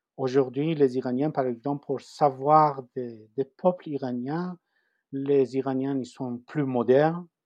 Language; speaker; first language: French; non-native, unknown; Persian